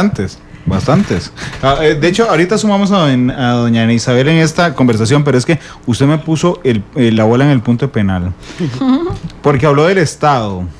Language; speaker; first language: Spanish; native; Spanish